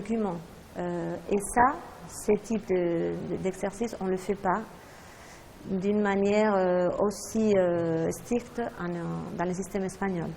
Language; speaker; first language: French; non-native, fluent; Spanish